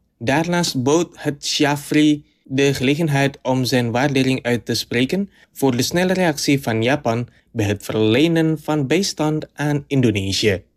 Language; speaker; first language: Dutch; non-native, fluent; Indonesian